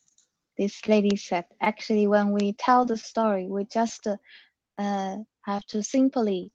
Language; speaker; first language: English; non-native, learner; Chinese